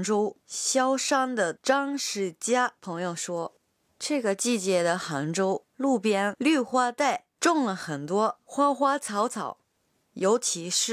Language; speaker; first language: Chinese; non-native, fluent; Japanese